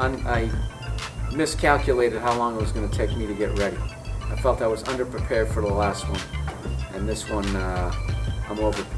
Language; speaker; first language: English; native; English